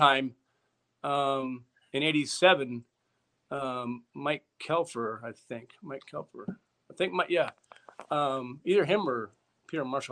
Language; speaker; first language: English; native; English